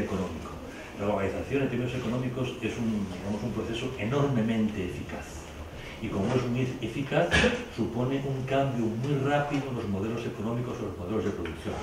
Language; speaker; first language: Spanish; native; Spanish